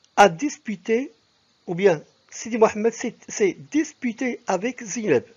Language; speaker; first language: French; non-native, local second language; Arabic